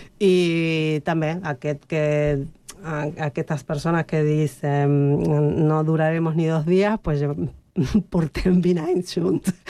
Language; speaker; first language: Catalan; non-native, learner; Spanish